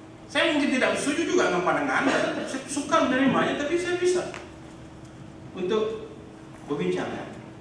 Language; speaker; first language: Malay; native; Malay